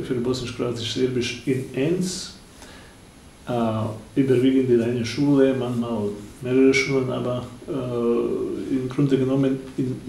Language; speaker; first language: German; non-native, fluent; Bosnian